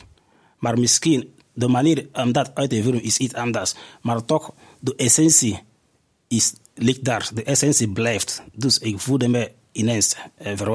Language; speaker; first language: Dutch; non-native, fluent; Igbo